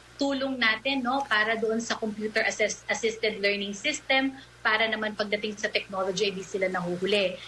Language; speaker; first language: Filipino; native; Filipino